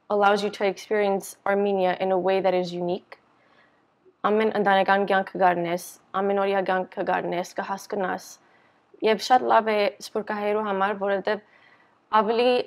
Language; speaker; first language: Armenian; early bilingual, heritage; Armenian